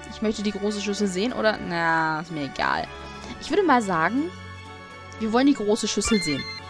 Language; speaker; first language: German; native; German